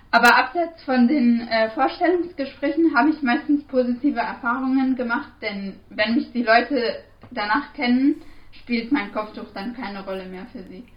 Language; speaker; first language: German; non-native, fluent; Arabic